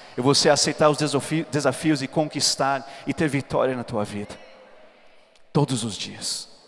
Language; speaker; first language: Portuguese; non-native, fluent; English